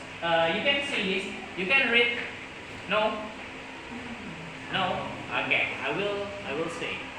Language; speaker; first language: English; non-native, learner; Indonesian